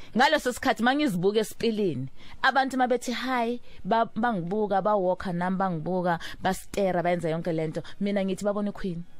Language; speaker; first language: Zulu; non-native, local second language; Southern Sotho